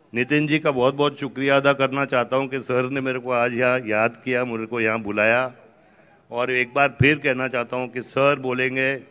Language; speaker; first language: Hindi; native; Hindi